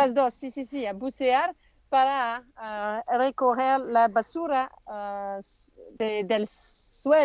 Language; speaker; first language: Spanish; non-native, learner; French